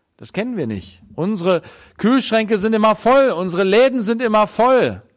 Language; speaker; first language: German; native; German